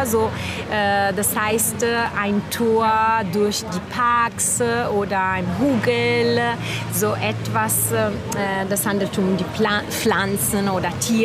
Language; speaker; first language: German; non-native, fluent; Italian